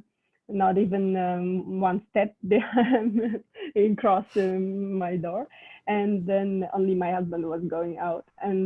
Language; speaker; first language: English; non-native, fluent; Russian